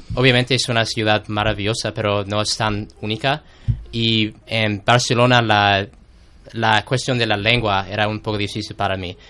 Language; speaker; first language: Spanish; non-native, fluent; English